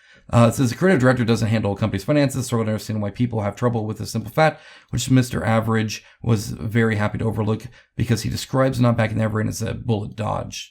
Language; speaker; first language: English; native; English